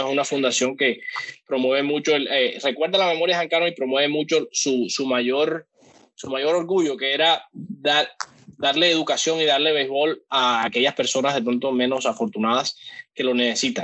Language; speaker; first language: Spanish; native; Spanish